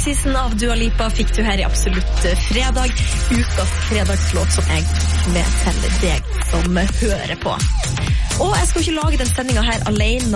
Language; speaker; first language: Norwegian; native; Norwegian